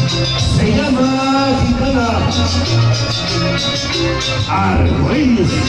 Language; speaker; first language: Spanish; native; Spanish